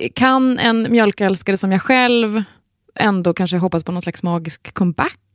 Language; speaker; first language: Swedish; native; Swedish